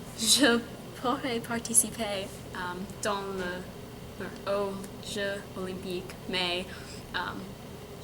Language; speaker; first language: French; non-native, learner; English